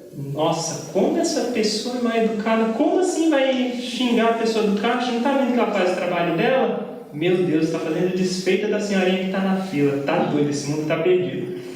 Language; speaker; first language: Portuguese; native; Portuguese